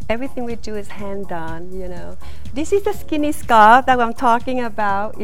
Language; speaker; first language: English; non-native, learner; Vietnamese